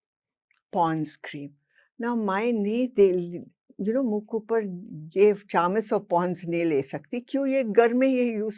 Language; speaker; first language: Hindi; non-native, local second language; English